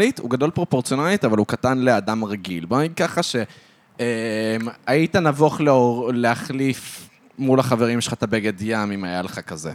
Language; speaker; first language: Hebrew; early bilingual, other home language; French